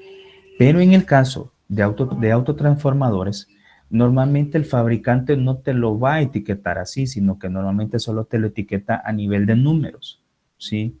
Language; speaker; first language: Spanish; native; Spanish